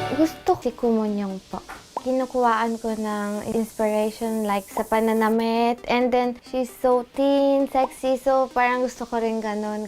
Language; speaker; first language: Filipino; non-native, local second language; Cebuano